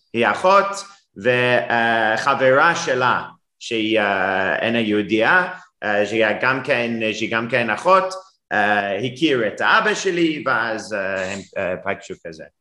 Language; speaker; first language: Hebrew; non-native, fluent; English